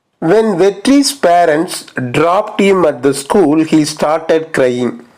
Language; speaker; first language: English; non-native, local second language; Tamil